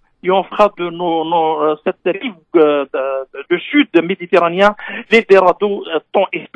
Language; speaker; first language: French; non-native, local second language; Kabyle